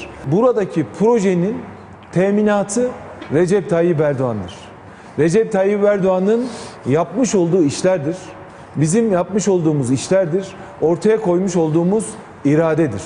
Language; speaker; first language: Turkish; native; Turkish